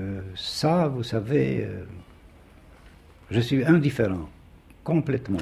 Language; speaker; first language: French; non-native, fluent; Polish